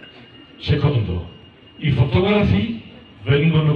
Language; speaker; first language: Italian; non-native, fluent; Spanish